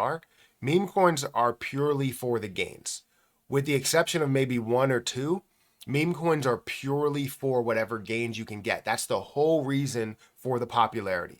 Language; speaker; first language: English; native; English